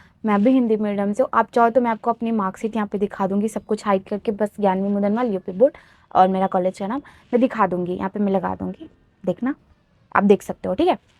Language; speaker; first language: Hindi; native; Hindi